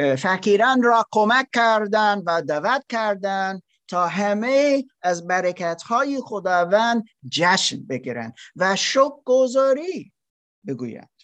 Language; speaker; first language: Persian; non-native, learner; German